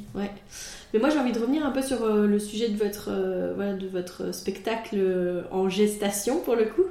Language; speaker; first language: French; native; French